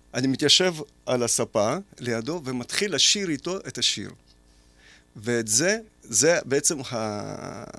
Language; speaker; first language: Hebrew; early bilingual, other home language; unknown